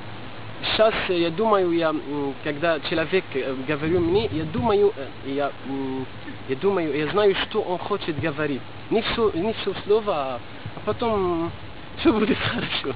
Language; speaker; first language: Russian; non-native, learner; Arabic